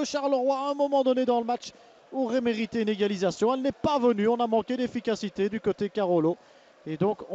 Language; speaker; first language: French; native; French